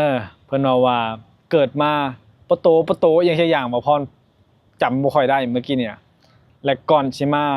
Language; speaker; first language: Thai; non-native, local second language; Lao